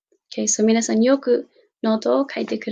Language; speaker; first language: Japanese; non-native, fluent; English